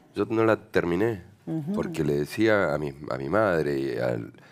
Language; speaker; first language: Spanish; native; Spanish